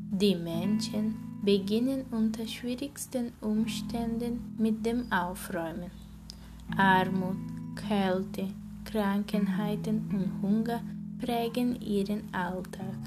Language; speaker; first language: German; non-native, learner; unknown